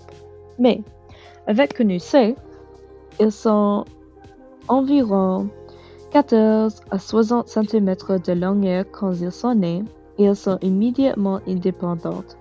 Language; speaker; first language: French; non-native, learner; English